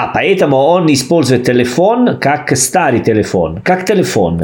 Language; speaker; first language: Russian; non-native, fluent; Italian